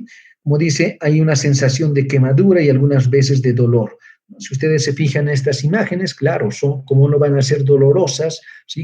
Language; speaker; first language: Spanish; native; Spanish